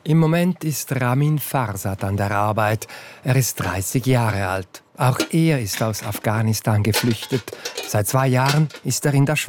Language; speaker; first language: German; native; German